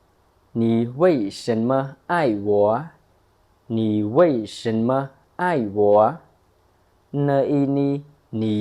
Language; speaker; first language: Chinese; non-native, fluent; Khmer